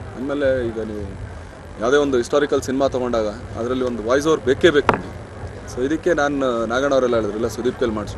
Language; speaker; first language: Kannada; native; Kannada